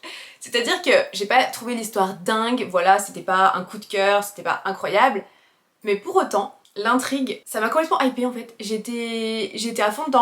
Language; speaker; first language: French; native; French